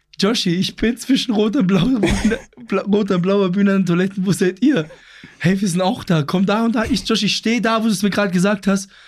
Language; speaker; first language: German; early bilingual, other home language; Greek